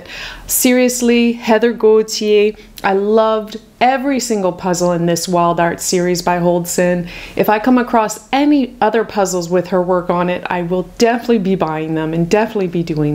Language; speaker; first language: English; native; English